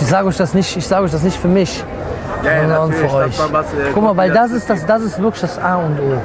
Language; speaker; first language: German; native; German